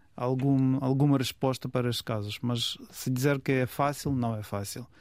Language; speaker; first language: Portuguese; non-native, fluent; Ukrainian